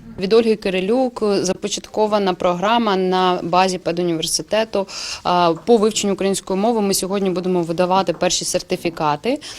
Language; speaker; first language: Ukrainian; native; Ukrainian